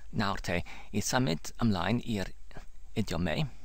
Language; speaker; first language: Welsh; non-native, learner; English